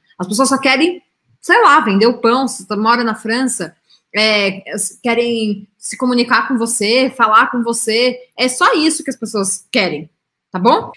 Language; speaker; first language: Portuguese; native; Portuguese